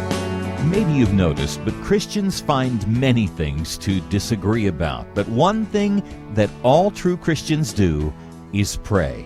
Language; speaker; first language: English; native; English